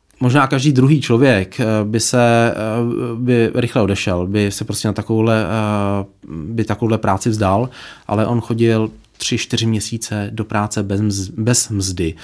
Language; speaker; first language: Czech; native; Czech